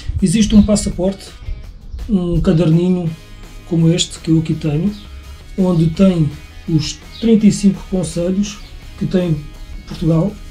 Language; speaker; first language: Portuguese; native; Portuguese